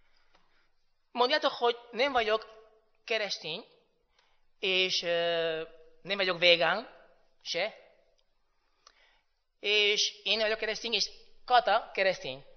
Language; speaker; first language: Hungarian; non-native, fluent; Spanish